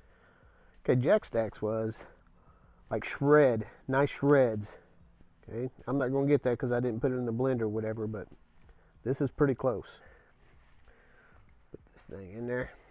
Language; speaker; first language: English; native; English